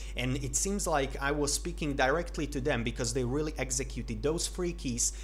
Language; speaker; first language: English; non-native, fluent; Slovak